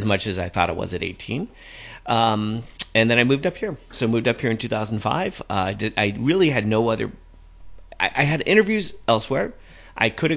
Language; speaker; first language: English; native; English